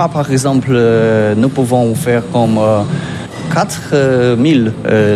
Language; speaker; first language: French; non-native, fluent; Polish